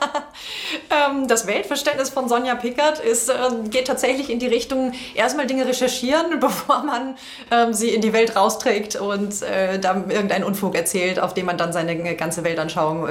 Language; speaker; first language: German; native; German